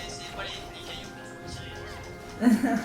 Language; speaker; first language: French; native; French